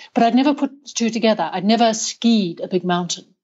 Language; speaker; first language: English; native; English